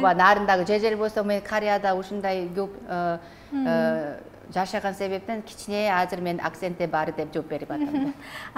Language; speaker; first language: Kyrgyz; non-native, learner; Korean